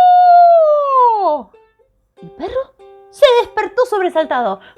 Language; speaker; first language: Spanish; native; Spanish